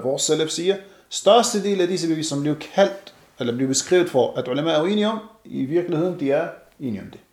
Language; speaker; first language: Danish; non-native, fluent; Arabic